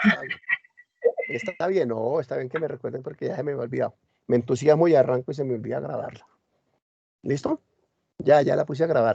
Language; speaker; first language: Spanish; native; Spanish